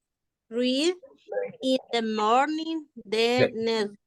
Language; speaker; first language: English; non-native, learner; Spanish